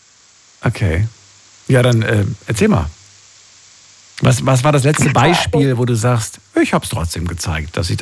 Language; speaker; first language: German; native; German